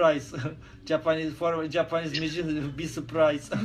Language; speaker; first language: English; non-native, learner; Turkish